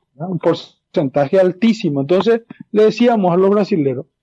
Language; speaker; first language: Spanish; native; Spanish